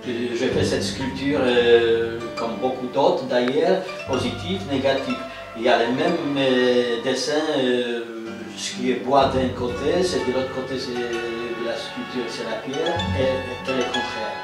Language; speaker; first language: French; non-native, fluent; Polish